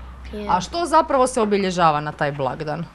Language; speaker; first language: Croatian; native; Croatian